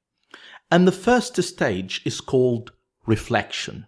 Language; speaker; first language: English; non-native, fluent; Arabic